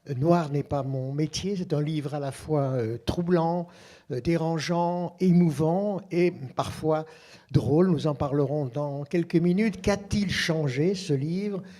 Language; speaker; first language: French; native; French